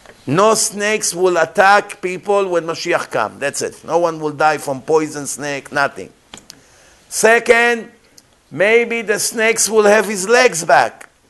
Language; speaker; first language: English; non-native, fluent; Hebrew